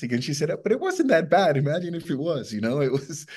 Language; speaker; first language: English; non-native, fluent; Spanish